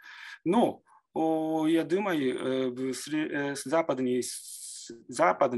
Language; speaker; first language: Russian; non-native, learner; Japanese